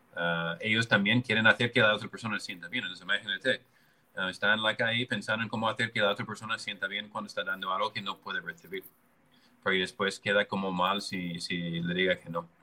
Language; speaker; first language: Spanish; non-native, fluent; English